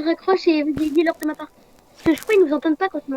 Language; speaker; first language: French; native; French